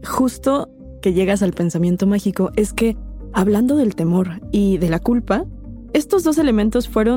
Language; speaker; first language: Spanish; native; Spanish